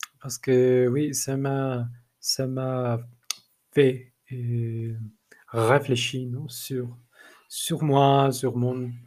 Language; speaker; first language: French; non-native, learner; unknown